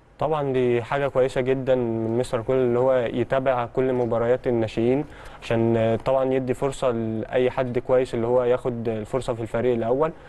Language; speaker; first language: Egyptian Arabic; early bilingual, heritage; Arabic